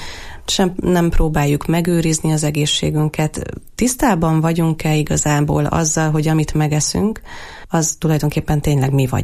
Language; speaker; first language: Hungarian; native; Hungarian